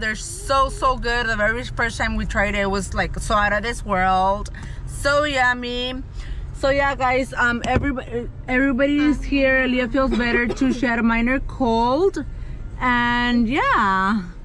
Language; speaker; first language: English; early bilingual, other home language; Spanish